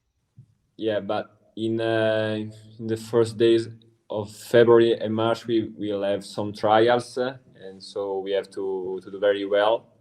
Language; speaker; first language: English; non-native, learner; Italian